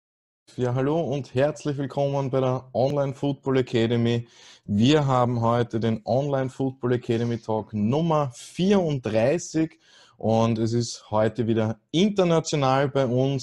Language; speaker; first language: German; native; German